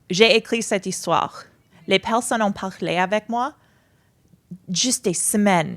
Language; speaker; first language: French; non-native, fluent; English